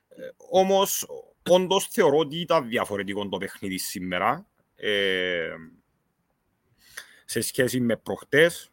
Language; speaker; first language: Greek; native; Greek